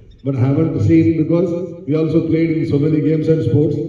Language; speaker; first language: English; non-native, local second language; Telugu